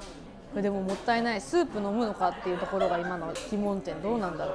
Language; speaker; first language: Japanese; native; Japanese